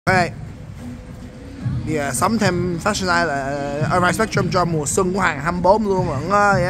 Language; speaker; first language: Vietnamese; early bilingual, heritage; Vietnamese